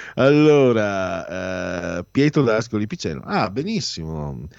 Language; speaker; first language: Italian; native; Italian